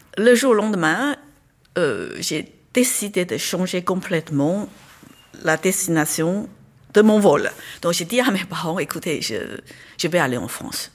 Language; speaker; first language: French; non-native, fluent; Chinese